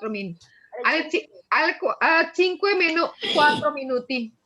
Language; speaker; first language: Italian; non-native, fluent; Indonesian